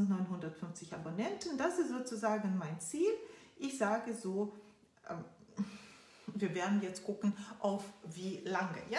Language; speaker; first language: German; non-native, fluent; Russian